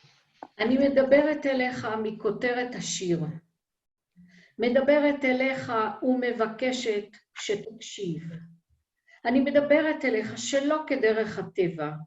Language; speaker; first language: Hebrew; native; Hebrew